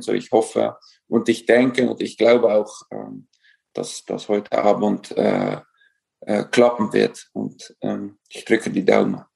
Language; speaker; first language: German; non-native, fluent; Dutch